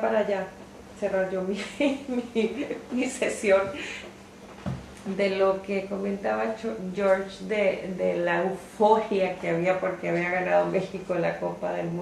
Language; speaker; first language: Spanish; native; Spanish